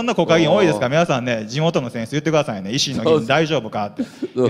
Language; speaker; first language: Japanese; native; Japanese